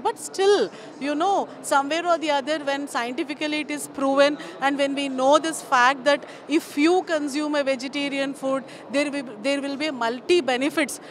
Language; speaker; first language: English; non-native, local second language; Telugu